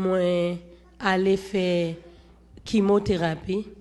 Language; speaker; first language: French; non-native, local second language; Haitian Creole